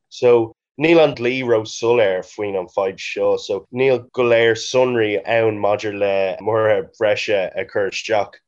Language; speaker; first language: Irish; non-native, local second language; English